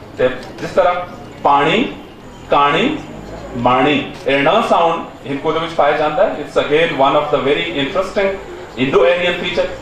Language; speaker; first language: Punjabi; non-native, local second language; Pashto